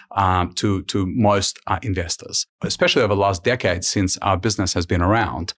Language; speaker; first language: English; early bilingual, other home language; Ukrainian